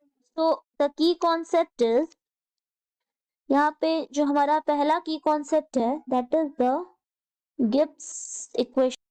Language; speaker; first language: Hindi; native; Hindi